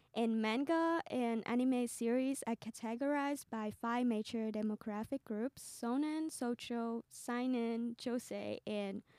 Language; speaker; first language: English; non-native, fluent; Vietnamese